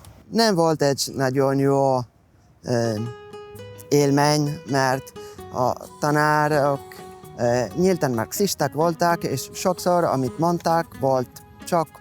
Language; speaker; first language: Hungarian; non-native, fluent; Spanish